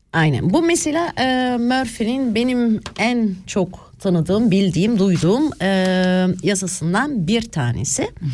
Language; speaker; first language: Turkish; early bilingual, other home language; Swiss German